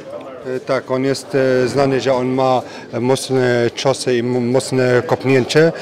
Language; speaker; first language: Polish; non-native, fluent; French